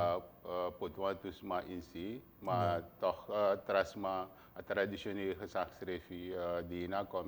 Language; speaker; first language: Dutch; non-native, local second language; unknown